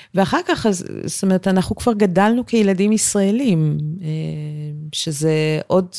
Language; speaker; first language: Hebrew; early bilingual, other home language; Persian